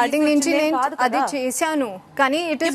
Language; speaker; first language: Telugu; non-native, learner; Hindi